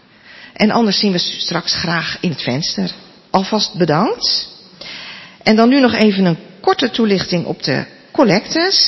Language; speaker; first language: Dutch; native; Dutch